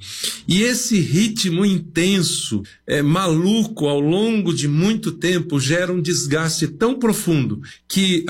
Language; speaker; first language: Portuguese; native; Portuguese